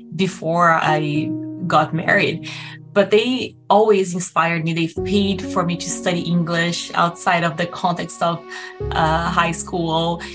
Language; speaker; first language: English; non-native, fluent; Portuguese